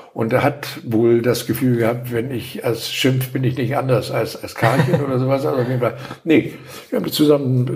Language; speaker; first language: German; native; German